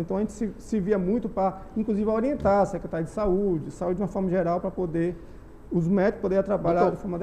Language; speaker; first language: Portuguese; native; Portuguese